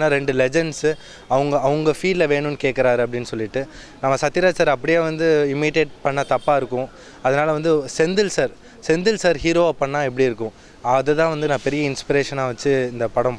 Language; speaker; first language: Tamil; native; Tamil